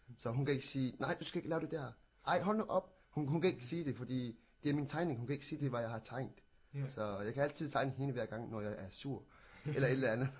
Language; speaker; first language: Danish; non-native, local second language; Kalaallisut